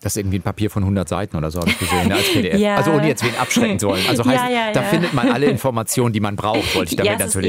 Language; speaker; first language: German; native; German